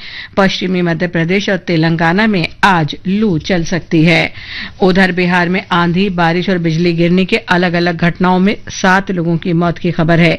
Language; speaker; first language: Hindi; native; Hindi